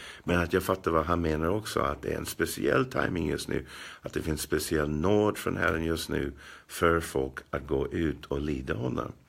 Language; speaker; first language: Swedish; non-native, fluent; English